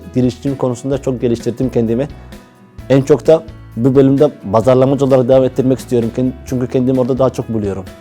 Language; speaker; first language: Turkish; non-native, fluent; Somali